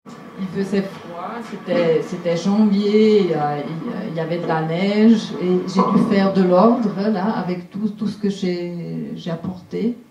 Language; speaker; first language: French; non-native, local second language; German